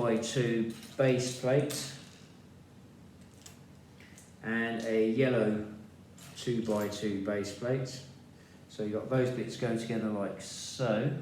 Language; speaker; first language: English; native; English